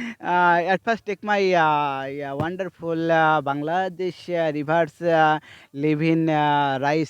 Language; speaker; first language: English; non-native, learner; Bangla